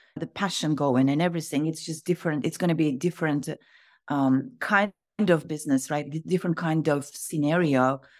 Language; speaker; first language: English; non-native, fluent; Russian